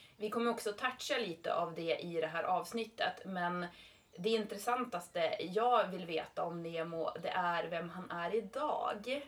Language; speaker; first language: Swedish; native; Swedish